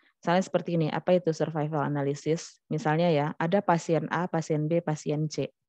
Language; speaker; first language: Indonesian; non-native, local second language; Minangkabau